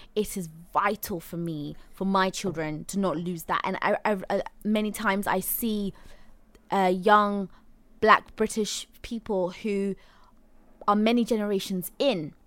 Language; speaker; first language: English; non-native, local second language; Swahili